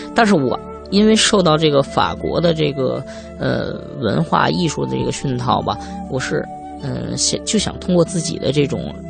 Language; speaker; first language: Chinese; native; Chinese